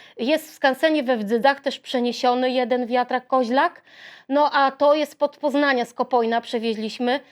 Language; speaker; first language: Polish; native; Polish